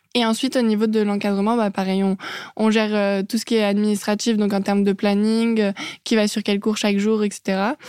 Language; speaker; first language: French; native; French